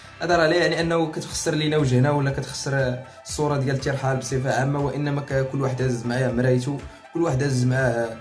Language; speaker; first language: Arabic; native; Arabic